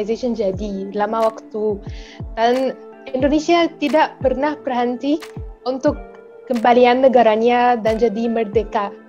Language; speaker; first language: Indonesian; non-native, fluent; Arabic